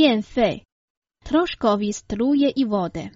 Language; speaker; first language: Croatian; non-native, fluent; Chinese